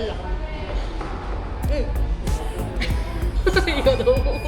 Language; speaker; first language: Korean; non-native, fluent; Spanish